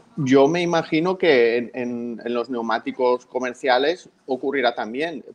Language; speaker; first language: Spanish; native; Spanish